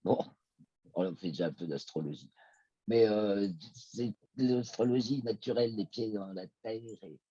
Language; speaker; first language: French; native; French